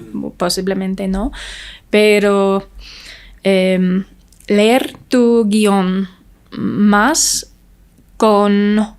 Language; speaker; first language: Spanish; non-native, learner; English